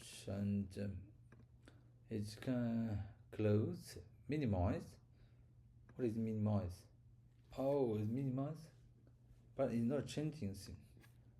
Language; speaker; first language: English; non-native, learner; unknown